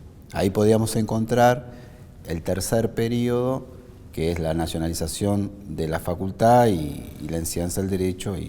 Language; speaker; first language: Spanish; native; Spanish